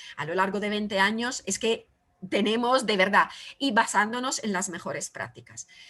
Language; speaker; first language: Spanish; non-native, fluent; Italian